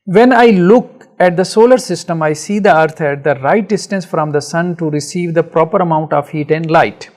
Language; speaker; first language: English; non-native, local second language; Punjabi